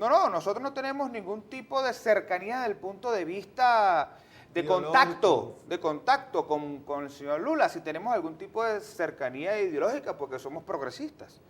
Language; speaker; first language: Spanish; native; Spanish